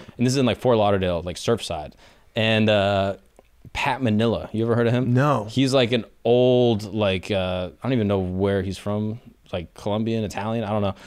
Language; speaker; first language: English; native; English